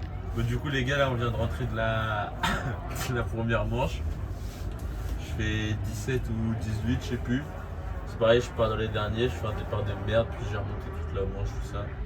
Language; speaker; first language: French; native; French